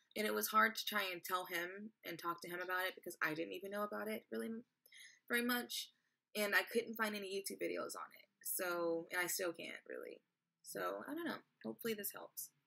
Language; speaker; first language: English; native; English